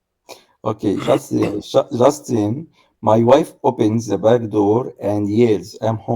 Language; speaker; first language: English; non-native, learner; Arabic